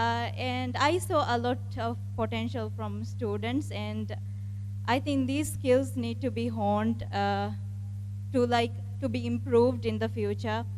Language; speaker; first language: English; non-native, local second language; Divehi